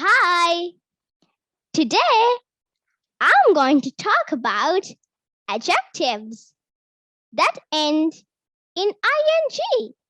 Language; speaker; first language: English; non-native, local second language; Sinhala